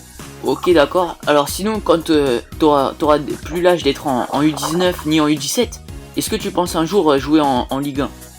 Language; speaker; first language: French; native; French